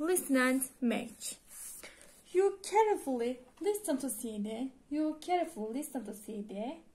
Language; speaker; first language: English; non-native, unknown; Turkish